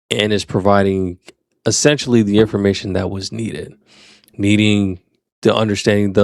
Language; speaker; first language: English; native; English